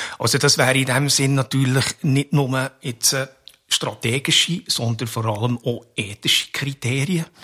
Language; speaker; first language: German; native; German